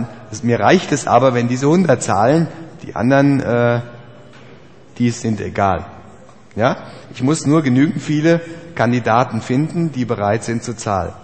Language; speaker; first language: German; native; German